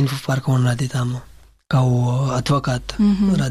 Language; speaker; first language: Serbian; non-native, learner; Pashto